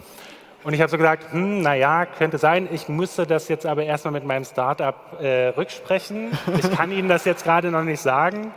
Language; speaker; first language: German; native; German